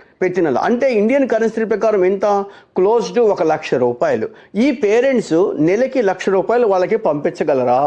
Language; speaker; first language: Telugu; native; Telugu